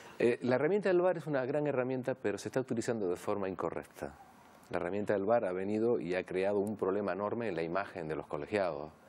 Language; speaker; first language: Spanish; native; Spanish